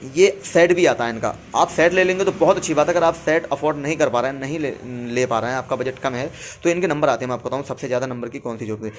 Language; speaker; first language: Hindi; native; Hindi